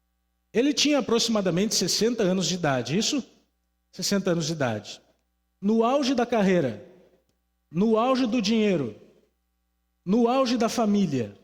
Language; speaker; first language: Portuguese; native; Portuguese